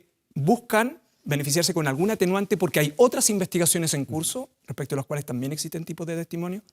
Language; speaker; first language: Spanish; native; Spanish